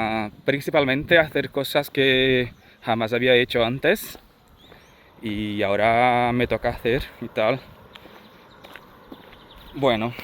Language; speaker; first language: Spanish; non-native, fluent; Portuguese